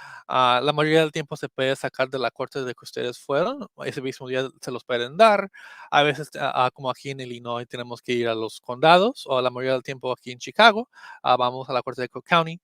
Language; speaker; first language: Spanish; early bilingual, heritage; Spanish